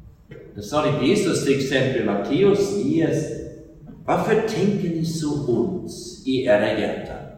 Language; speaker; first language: Swedish; non-native, fluent; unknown